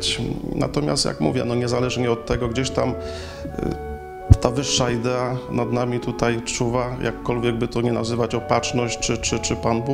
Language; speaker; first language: Polish; native; Polish